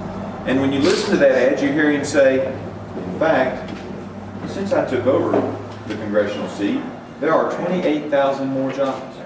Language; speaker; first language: English; native; English